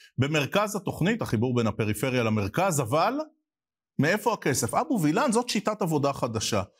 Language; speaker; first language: Hebrew; native; Hebrew